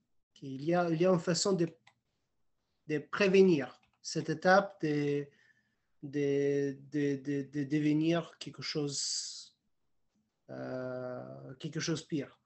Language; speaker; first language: French; non-native, fluent; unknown